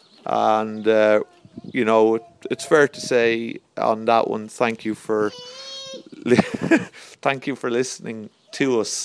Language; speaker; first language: English; native; English